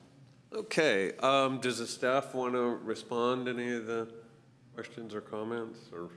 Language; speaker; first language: English; native; English